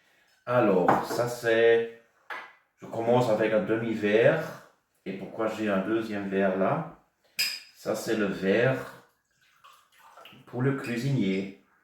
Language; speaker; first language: French; non-native, local second language; German